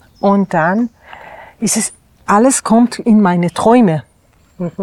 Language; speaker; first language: German; non-native, learner; Persian